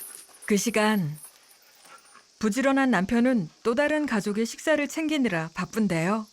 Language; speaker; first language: Korean; native; Korean